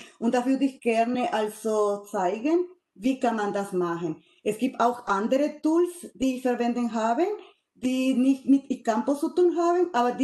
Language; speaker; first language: German; non-native, fluent; Spanish